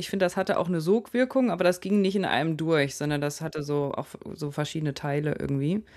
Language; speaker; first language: German; native; German